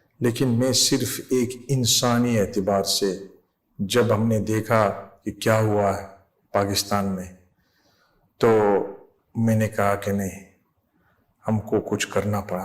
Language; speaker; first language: Urdu; non-native, fluent; English